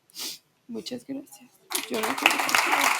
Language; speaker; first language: Spanish; non-native, learner; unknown